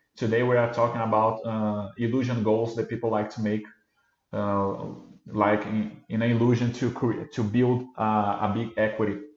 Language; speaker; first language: English; non-native, fluent; Portuguese